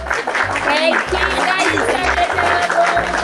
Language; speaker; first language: English; non-native, learner; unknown